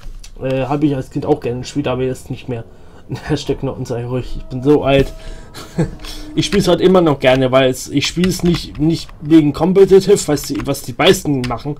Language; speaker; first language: German; native; German